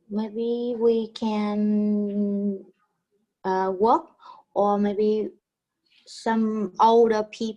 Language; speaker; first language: English; non-native, learner; Vietnamese